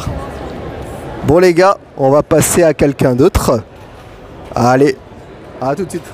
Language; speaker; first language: French; native; French